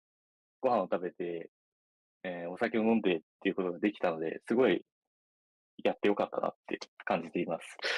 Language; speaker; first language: Japanese; native; Japanese